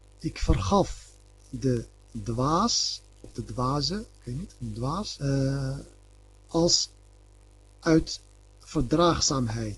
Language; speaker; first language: Dutch; non-native, fluent; Arabic